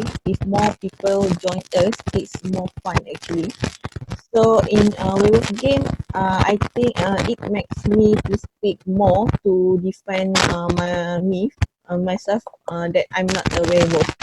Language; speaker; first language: English; non-native, fluent; Malay